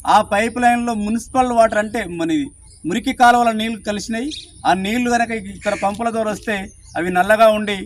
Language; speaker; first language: Telugu; native; Telugu